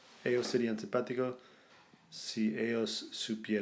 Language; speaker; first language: Spanish; non-native, fluent; English